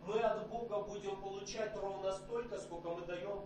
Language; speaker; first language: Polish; non-native, learner; Russian